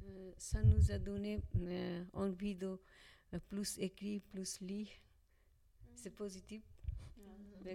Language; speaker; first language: French; non-native, learner; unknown